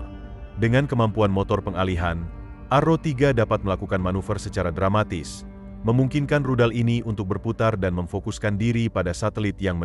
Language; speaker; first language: Indonesian; native; Indonesian